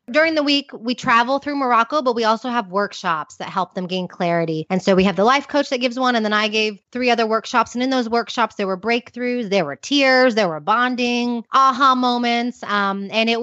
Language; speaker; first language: English; native; English